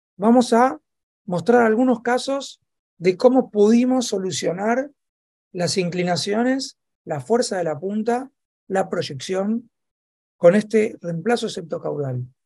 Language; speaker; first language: Spanish; native; Spanish